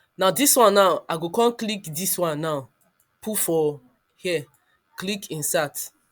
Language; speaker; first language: Nigerian Pidgin; non-native, local second language; Yoruba